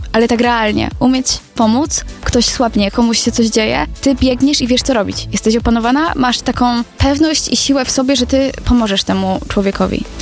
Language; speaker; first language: Polish; native; Polish